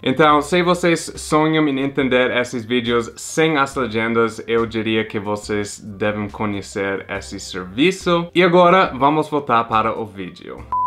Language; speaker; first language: Portuguese; non-native, fluent; English